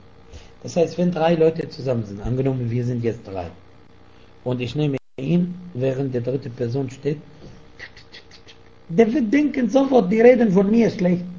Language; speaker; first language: German; non-native, fluent; Arabic